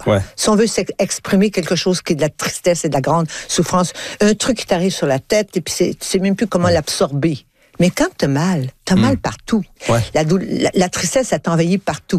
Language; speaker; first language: French; native; French